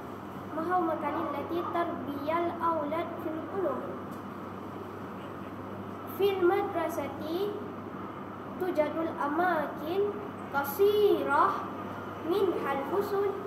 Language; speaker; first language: Arabic; non-native, learner; Malay